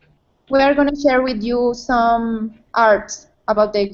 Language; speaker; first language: English; non-native, learner; Spanish